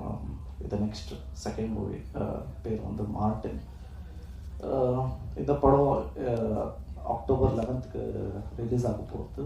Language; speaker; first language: Tamil; non-native, learner; Kannada